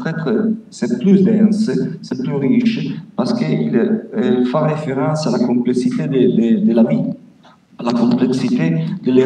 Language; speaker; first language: French; non-native, fluent; Italian